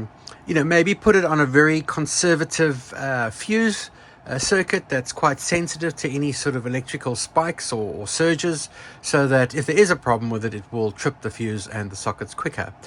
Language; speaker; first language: English; native; English